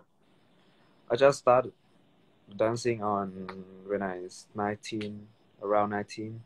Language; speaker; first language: English; non-native, learner; Thai